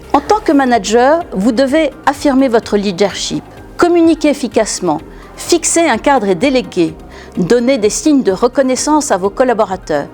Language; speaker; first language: French; native; French